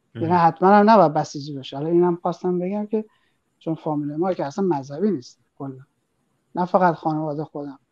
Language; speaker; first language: Persian; native; Persian